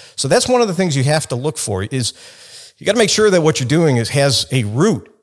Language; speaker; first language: English; native; English